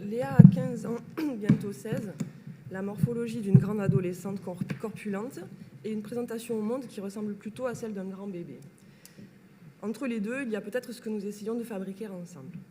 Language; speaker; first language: French; native; French